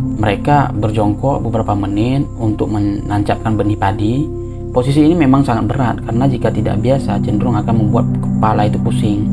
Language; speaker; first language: Indonesian; non-native, local second language; Achinese